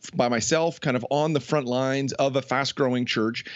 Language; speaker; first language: English; native; English